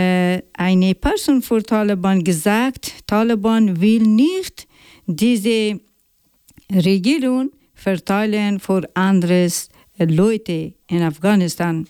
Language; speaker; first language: German; non-native, learner; Persian